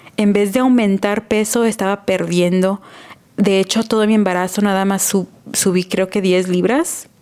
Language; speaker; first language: Spanish; early bilingual, heritage; Spanish